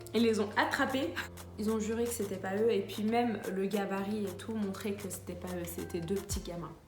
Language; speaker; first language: French; early bilingual, other home language; Arabic